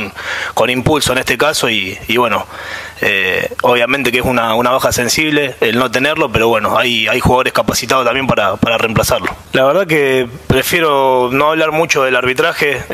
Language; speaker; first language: Spanish; native; Spanish